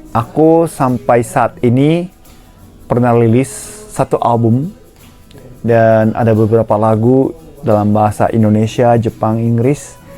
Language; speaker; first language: Indonesian; non-native, fluent; Japanese